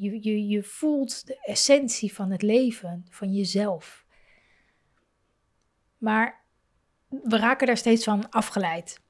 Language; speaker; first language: Dutch; native; Dutch